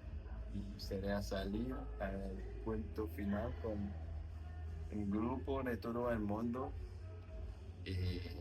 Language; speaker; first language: Spanish; non-native, learner; French